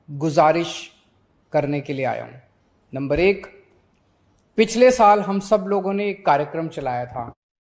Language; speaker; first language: Hindi; native; Hindi